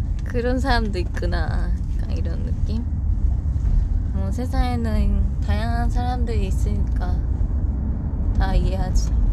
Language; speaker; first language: Korean; non-native, fluent; Japanese